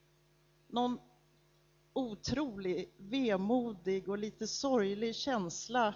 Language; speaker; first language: Swedish; native; Swedish